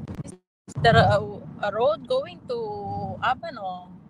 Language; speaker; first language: English; non-native, local second language; Filipino